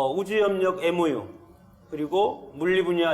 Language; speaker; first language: Korean; native; Korean